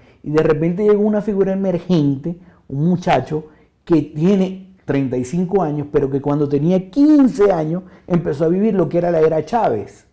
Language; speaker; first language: Spanish; native; Spanish